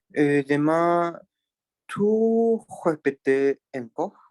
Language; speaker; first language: French; non-native, learner; Spanish